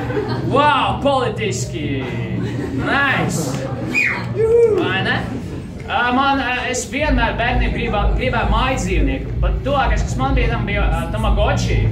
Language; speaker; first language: Latvian; non-native, local second language; Russian